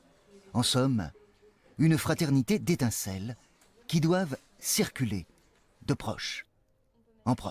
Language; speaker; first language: French; native; French